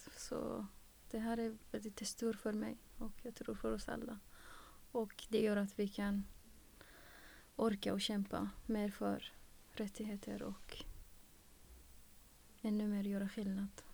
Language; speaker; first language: Swedish; non-native, fluent; Persian